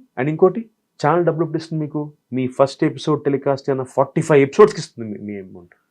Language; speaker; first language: Telugu; native; Telugu